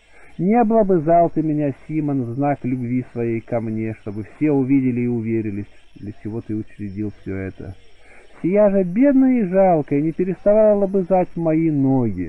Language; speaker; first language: Russian; native; Russian